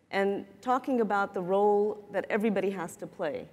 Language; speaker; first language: English; native; English